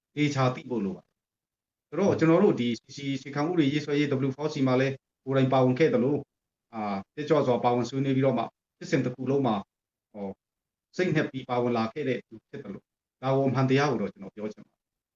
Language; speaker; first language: Burmese; non-native, local second language; Hakha Chin